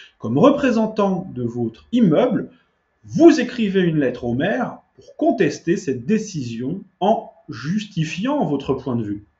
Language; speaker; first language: French; native; French